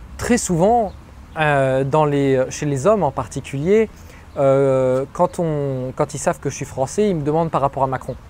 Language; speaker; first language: French; native; French